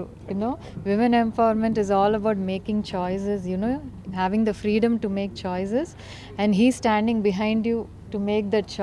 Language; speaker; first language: Telugu; native; Telugu